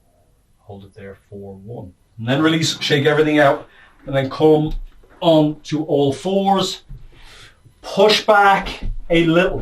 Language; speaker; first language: English; native; English